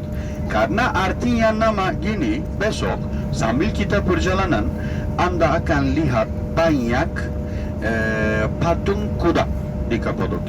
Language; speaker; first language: Indonesian; non-native, fluent; Turkish